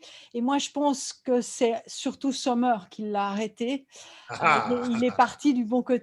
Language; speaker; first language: French; native; French